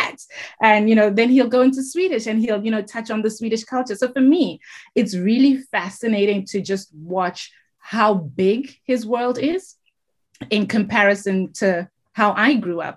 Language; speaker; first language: English; non-native, local second language; Shona